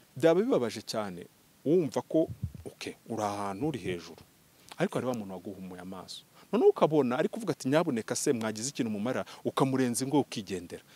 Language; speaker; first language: Kinyarwanda; early bilingual, heritage; Kinyarwanda